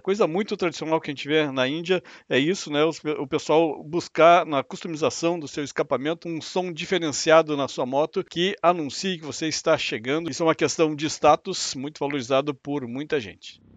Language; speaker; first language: Portuguese; native; Portuguese